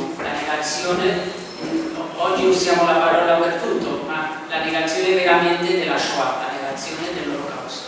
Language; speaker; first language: Italian; non-native, fluent; Spanish